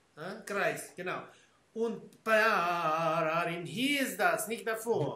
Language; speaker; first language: German; non-native, fluent; Armenian